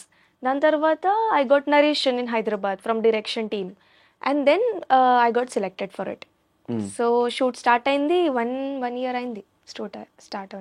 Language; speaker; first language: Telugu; non-native, learner; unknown